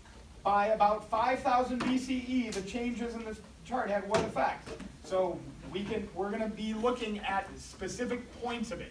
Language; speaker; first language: English; native; English